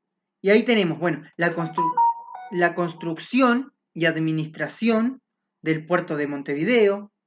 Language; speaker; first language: Spanish; native; Spanish